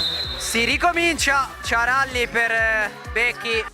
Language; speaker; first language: Italian; native; Italian